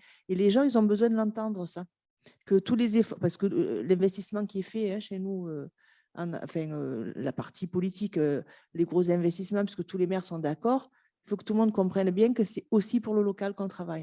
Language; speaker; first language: French; native; French